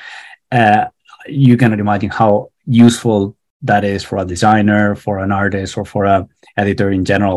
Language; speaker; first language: English; non-native, fluent; Spanish